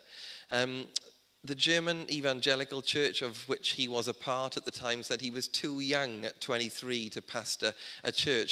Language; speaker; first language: English; native; English